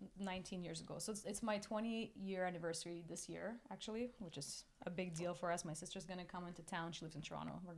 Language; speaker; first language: English; non-native, fluent; Russian